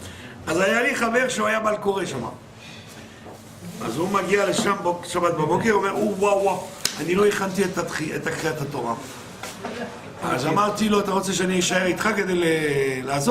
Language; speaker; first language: Hebrew; non-native, fluent; French